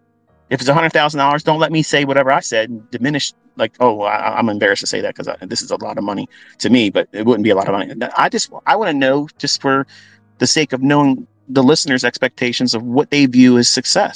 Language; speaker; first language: English; native; English